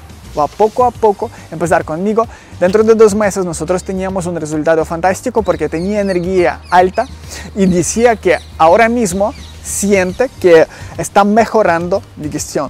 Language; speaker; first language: Spanish; non-native, learner; Ukrainian